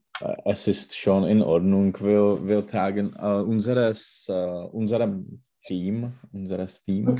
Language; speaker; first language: German; non-native, learner; Czech